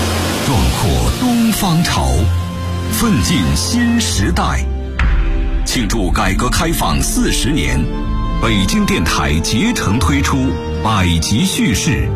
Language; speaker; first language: Chinese; native; Chinese